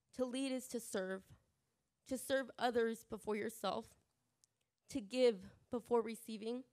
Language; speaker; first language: English; early bilingual, other home language; Spanish